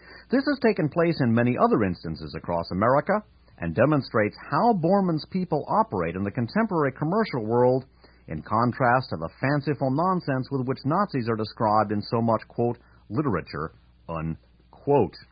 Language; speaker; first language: English; native; English